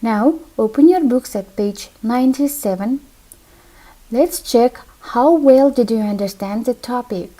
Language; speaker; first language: English; non-native, fluent; Kazakh